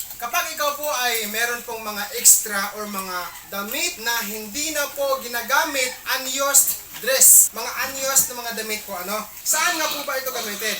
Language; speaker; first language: Filipino; non-native, local second language; Cebuano